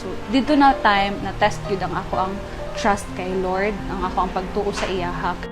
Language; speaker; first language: Cebuano; native; Cebuano